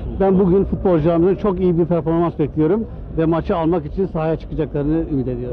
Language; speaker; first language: Turkish; native; Turkish